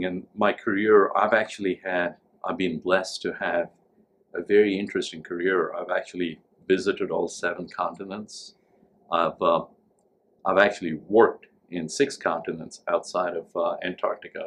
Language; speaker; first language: English; non-native, local second language; Hindi